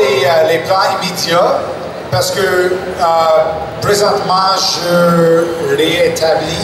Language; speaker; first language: French; non-native, local second language; English